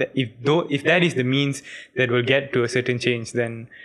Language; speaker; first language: English; non-native, local second language; Tamil